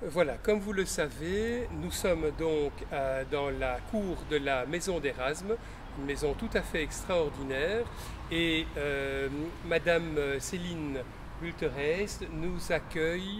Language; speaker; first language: French; native; French